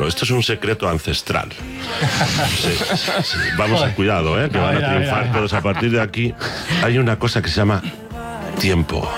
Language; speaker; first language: Spanish; native; Spanish